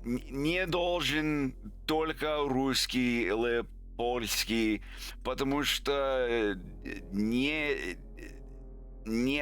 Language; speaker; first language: Russian; non-native, learner; English